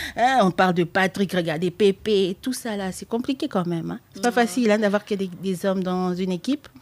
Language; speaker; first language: French; non-native, local second language; Lingala